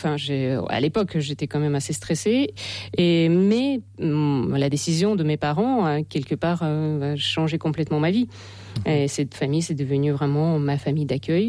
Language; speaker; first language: French; non-native, fluent; Russian